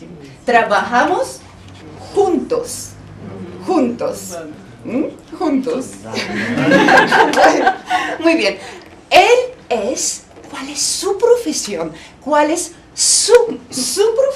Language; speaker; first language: Spanish; non-native, fluent; Bulgarian